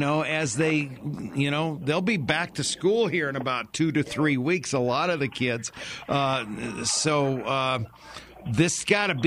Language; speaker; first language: English; native; English